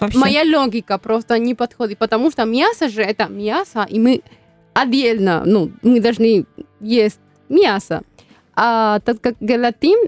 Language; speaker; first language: Russian; non-native, learner; Spanish